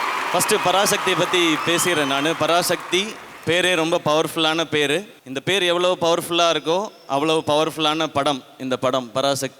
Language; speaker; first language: Tamil; native; Tamil